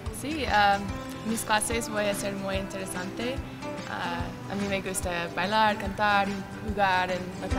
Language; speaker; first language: Spanish; non-native, learner; English